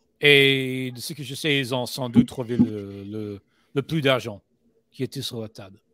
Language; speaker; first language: French; non-native, fluent; English